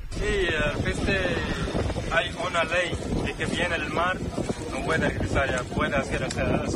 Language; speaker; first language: Spanish; non-native, learner; Arabic